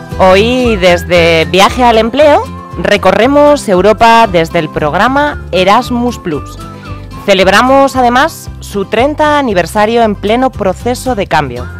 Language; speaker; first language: Spanish; native; Spanish